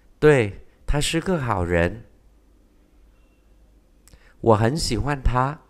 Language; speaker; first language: Chinese; non-native, fluent; Vietnamese